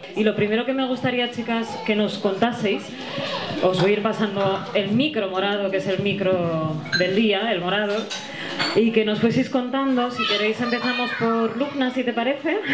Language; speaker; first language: Spanish; native; Spanish